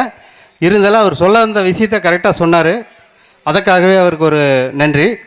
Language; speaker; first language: Tamil; native; Tamil